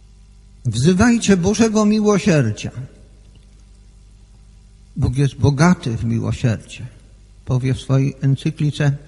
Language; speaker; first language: Polish; native; Polish